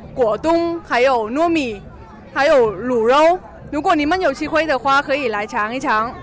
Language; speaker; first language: Chinese; non-native, fluent; Vietnamese